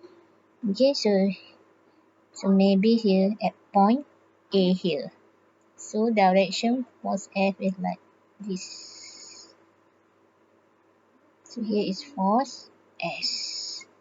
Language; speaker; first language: English; non-native, local second language; Malay